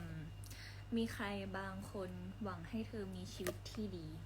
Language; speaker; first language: Thai; native; Thai